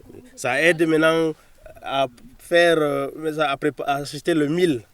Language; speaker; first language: French; non-native, local second language; Fula